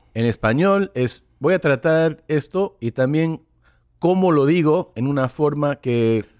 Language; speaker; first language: Spanish; early bilingual, heritage; English